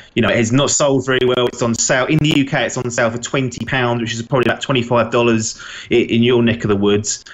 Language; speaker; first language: English; native; English